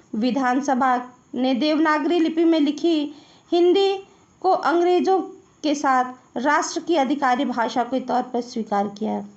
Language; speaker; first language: Hindi; native; Hindi